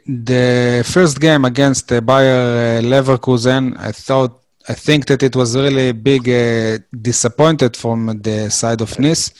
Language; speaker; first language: English; non-native, learner; Hebrew